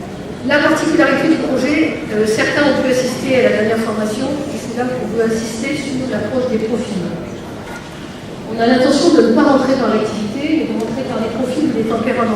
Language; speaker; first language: French; native; French